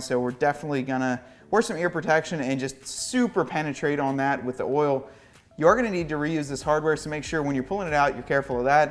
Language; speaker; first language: English; native; English